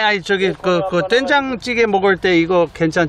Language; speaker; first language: Korean; non-native, fluent; English